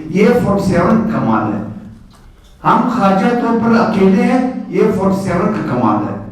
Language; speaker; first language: Urdu; non-native, local second language; Pashto